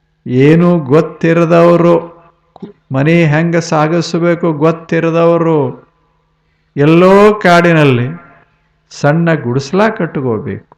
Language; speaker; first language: Kannada; native; Kannada